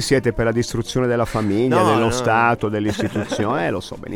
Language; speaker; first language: Italian; native; Italian